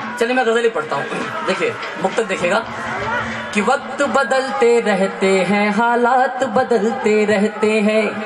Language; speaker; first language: Hindi; native; Hindi